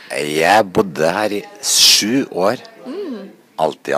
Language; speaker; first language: Norwegian; non-native, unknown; Serbian